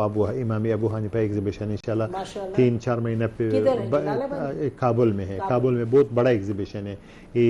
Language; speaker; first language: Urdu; non-native, learner; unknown